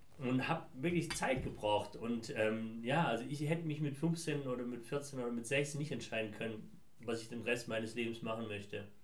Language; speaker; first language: German; early bilingual, other home language; Persian